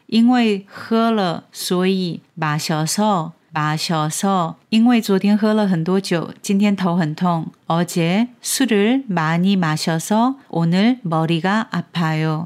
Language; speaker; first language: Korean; non-native, fluent; Chinese